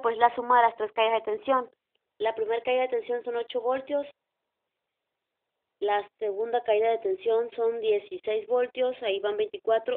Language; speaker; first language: Spanish; native; Spanish